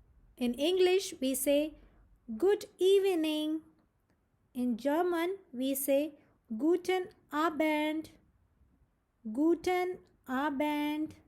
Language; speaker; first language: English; non-native, local second language; Marathi